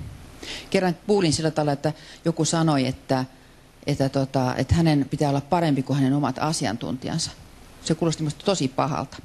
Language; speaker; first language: Finnish; native; Finnish